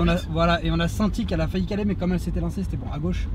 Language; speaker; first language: French; native; French